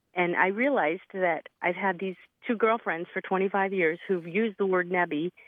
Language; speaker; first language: English; native; English